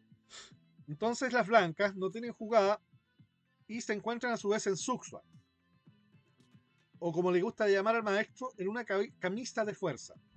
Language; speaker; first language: Spanish; native; Spanish